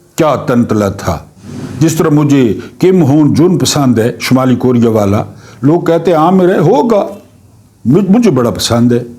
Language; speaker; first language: Urdu; non-native, local second language; Punjabi